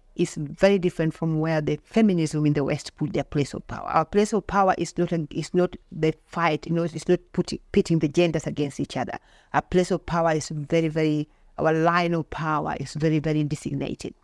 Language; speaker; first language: English; non-native, local second language; Luo (Kenya and Tanzania)